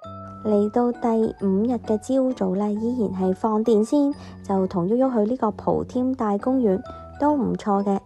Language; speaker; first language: Cantonese; native; Cantonese